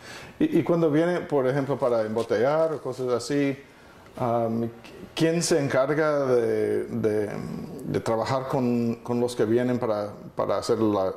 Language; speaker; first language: Spanish; non-native, fluent; English